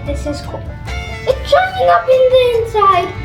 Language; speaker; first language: English; native; English